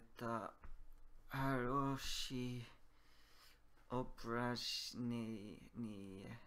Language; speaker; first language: Russian; non-native, learner; English